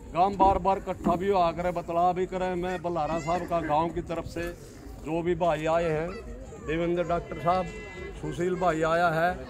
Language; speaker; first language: Hindi; native; Hindi